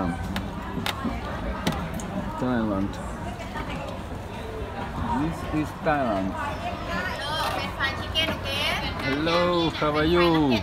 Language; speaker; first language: English; non-native, learner; Latvian